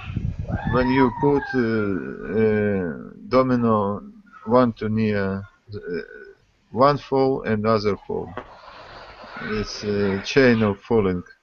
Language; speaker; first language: English; non-native, learner; Russian